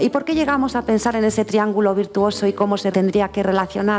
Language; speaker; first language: Spanish; native; Spanish